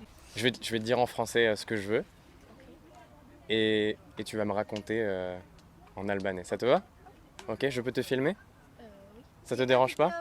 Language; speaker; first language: French; native; French